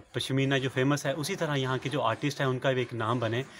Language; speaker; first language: Hindi; native; Hindi